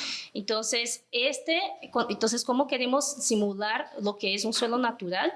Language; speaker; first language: Spanish; non-native, fluent; Portuguese